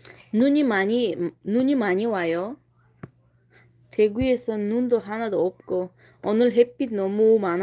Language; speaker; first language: Korean; non-native, fluent; Tajik